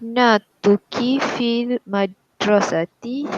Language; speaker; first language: Arabic; non-native, learner; Malay